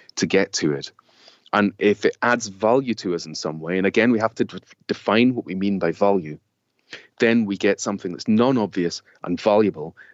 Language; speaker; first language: English; native; English